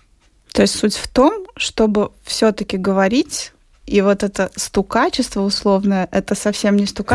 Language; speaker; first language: Russian; native; Russian